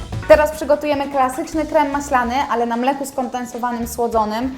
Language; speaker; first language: Polish; native; Polish